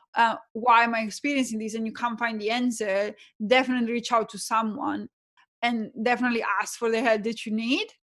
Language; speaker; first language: English; non-native, fluent; Italian